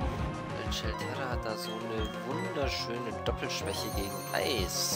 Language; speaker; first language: German; native; German